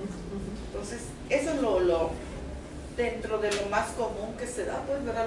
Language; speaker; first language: Spanish; native; Spanish